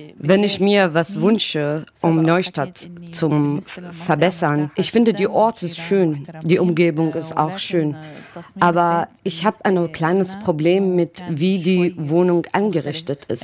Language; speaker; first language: German; non-native, learner; Arabic